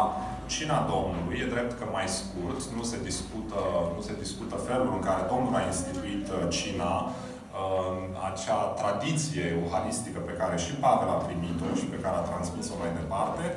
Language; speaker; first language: Romanian; native; Romanian